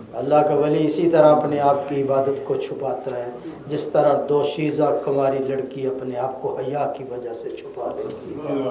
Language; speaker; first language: Urdu; non-native, local second language; Punjabi